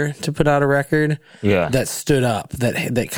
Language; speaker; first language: English; native; English